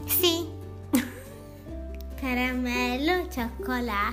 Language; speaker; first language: Italian; early bilingual, heritage; English